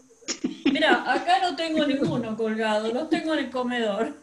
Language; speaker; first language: Spanish; native; Spanish